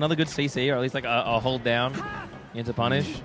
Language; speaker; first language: English; native; English